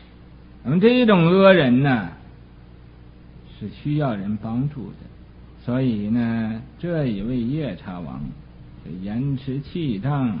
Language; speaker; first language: Chinese; native; Chinese